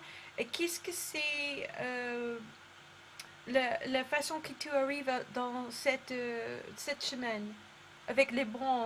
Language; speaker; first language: French; non-native, learner; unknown